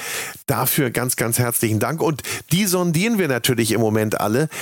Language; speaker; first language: German; native; German